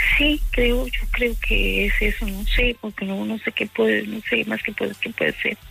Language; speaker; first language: Spanish; native; Spanish